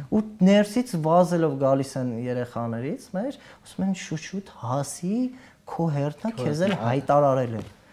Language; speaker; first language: Armenian; native; Armenian